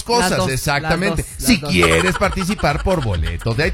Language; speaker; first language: Spanish; native; Spanish